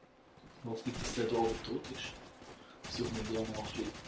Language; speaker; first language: German; native; German